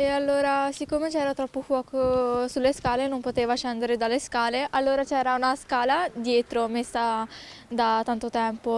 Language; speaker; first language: Italian; native; Italian